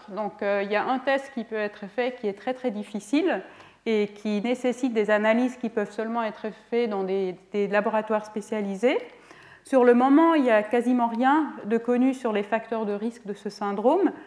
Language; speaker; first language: French; non-native, fluent; Swiss German